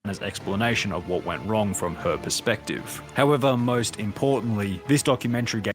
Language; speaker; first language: English; native; English